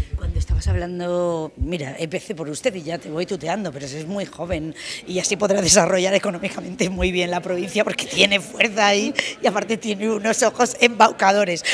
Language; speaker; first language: Spanish; native; Spanish